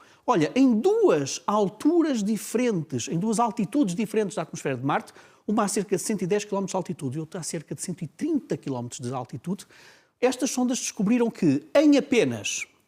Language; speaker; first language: Portuguese; native; Portuguese